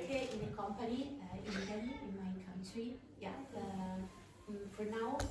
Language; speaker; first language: English; non-native, learner; Italian